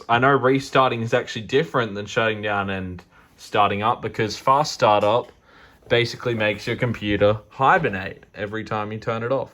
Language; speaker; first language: English; native; English